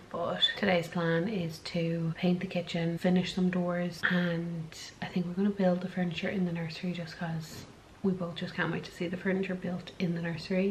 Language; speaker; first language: English; native; English